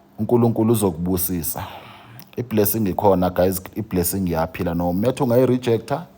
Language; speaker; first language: Zulu; non-native, local second language; Xhosa